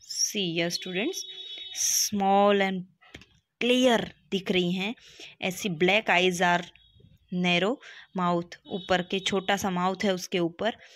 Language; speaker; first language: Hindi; non-native, local second language; Gujarati